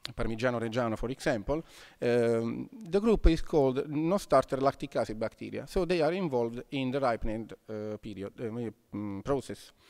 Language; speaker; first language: English; non-native, fluent; Italian